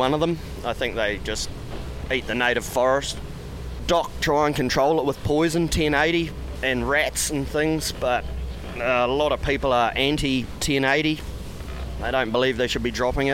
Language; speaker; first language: English; native; English